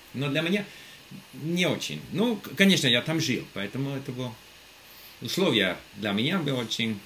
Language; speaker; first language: Russian; non-native, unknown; English